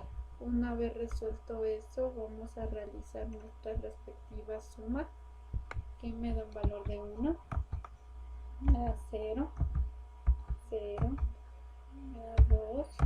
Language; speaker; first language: Spanish; native; Spanish